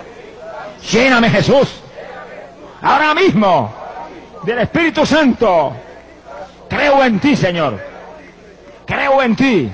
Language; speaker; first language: Spanish; native; Spanish